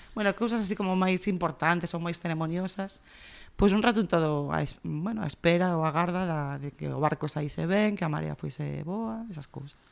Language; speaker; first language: Galician; non-native, local second language; Spanish